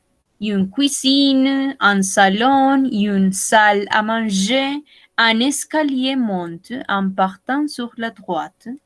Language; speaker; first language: French; non-native, learner; Spanish